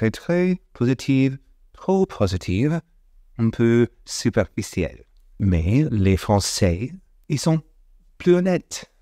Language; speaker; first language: French; non-native, fluent; English